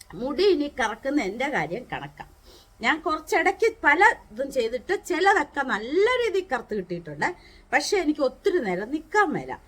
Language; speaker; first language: Malayalam; native; Malayalam